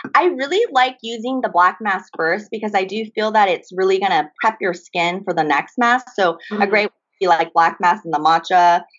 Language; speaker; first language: English; early bilingual, other home language; Japanese